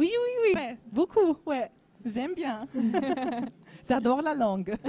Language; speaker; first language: French; non-native, learner; German